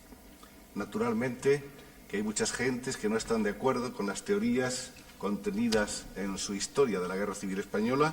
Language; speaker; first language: Spanish; native; Spanish